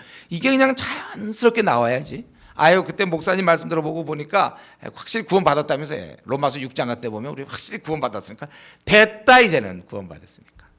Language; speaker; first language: Korean; native; Korean